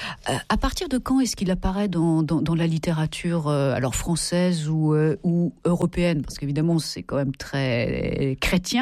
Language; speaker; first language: French; native; French